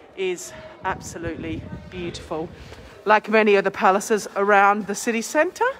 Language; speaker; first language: English; native; English